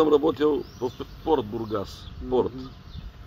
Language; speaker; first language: Russian; non-native, learner; Bulgarian